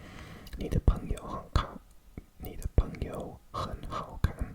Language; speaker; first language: Chinese; non-native, learner; English